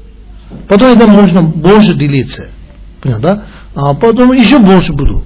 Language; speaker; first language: Russian; non-native, learner; Tibetan